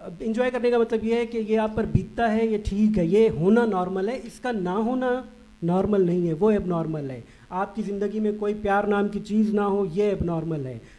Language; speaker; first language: Urdu; non-native, local second language; Baluchi